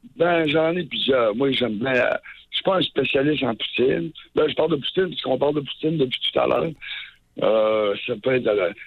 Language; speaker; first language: French; native; French